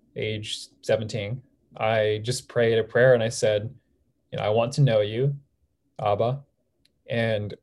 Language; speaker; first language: English; native; English